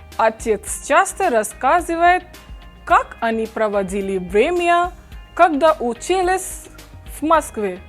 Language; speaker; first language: Russian; non-native, fluent; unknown